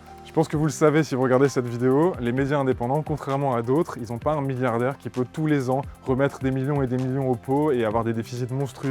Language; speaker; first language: French; native; French